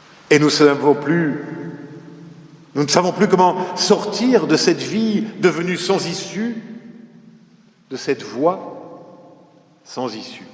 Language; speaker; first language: French; native; French